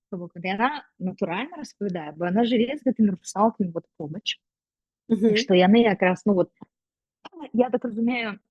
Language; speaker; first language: Belarusian; non-native, local second language; Russian